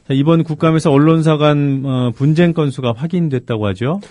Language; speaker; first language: Korean; native; Korean